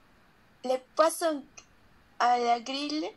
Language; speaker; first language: French; non-native, learner; Spanish